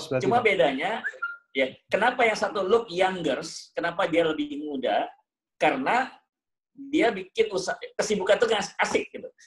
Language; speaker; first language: Indonesian; native; Indonesian